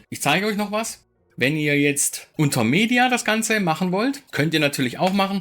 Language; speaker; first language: German; native; German